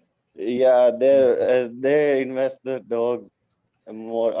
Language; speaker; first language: English; non-native, learner; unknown